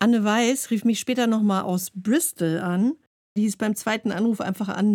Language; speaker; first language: German; native; German